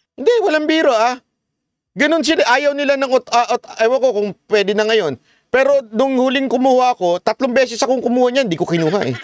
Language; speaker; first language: Filipino; native; Filipino